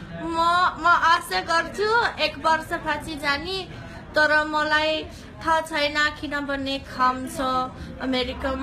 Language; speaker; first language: Nepali; non-native, learner; English